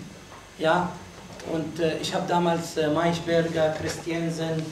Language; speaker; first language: German; non-native, fluent; Arabic